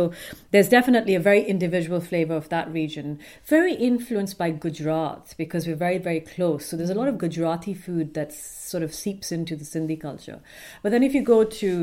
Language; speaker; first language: English; non-native, local second language; Urdu